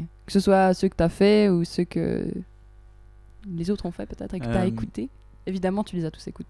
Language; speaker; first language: French; native; French